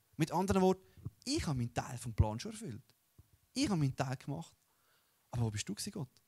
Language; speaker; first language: German; native; German